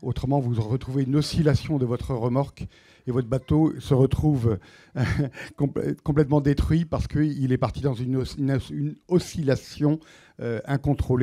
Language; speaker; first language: French; native; French